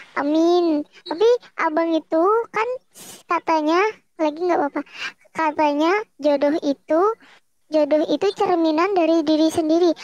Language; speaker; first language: Indonesian; native; Indonesian